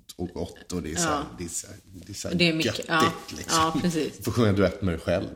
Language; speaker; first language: Swedish; native; Swedish